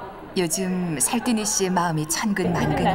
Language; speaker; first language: Korean; native; Korean